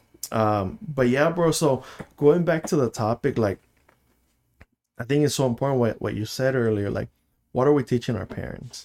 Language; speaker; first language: English; early bilingual, other home language; Spanish